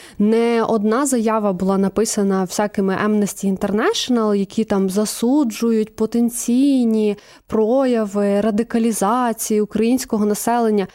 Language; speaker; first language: Ukrainian; native; Ukrainian